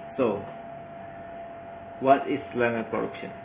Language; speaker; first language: English; non-native, learner; Indonesian